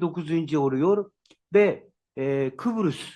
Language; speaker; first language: Turkish; non-native, learner; Japanese